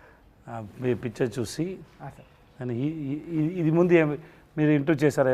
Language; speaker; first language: Telugu; non-native, learner; Tamil